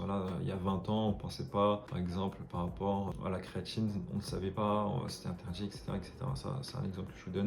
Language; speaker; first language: French; native; French